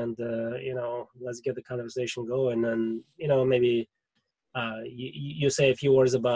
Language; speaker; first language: English; non-native, fluent; Russian